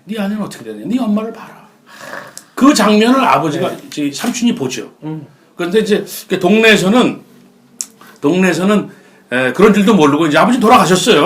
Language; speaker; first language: Korean; native; Korean